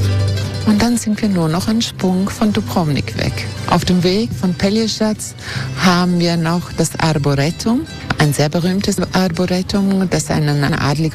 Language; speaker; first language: German; non-native, fluent; Croatian